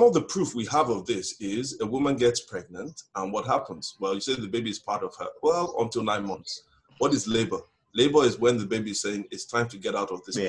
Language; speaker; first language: English; non-native, local second language; Yoruba